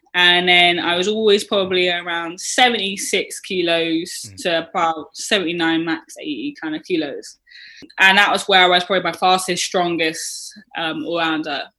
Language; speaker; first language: English; native; English